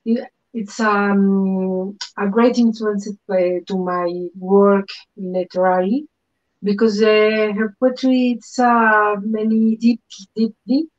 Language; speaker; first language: English; non-native, learner; Spanish